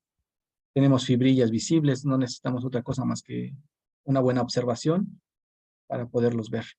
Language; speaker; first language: Spanish; native; Spanish